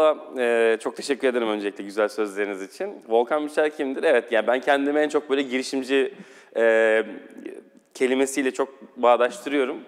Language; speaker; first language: Turkish; native; Turkish